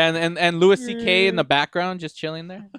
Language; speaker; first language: English; native; English